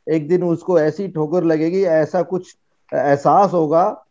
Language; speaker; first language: Hindi; native; Hindi